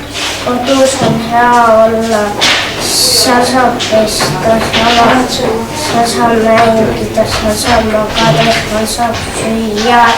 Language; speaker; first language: Estonian; non-native, learner; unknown